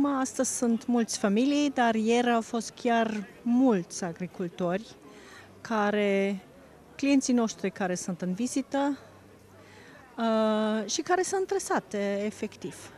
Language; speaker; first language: Romanian; non-native, fluent; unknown